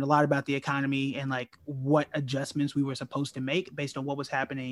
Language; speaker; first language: English; native; English